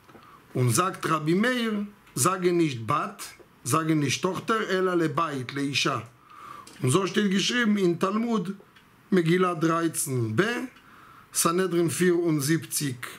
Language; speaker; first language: German; non-native, fluent; Hebrew